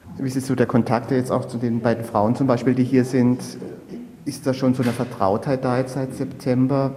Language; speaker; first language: German; native; German